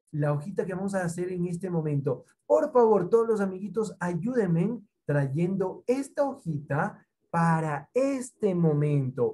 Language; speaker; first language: Spanish; native; Spanish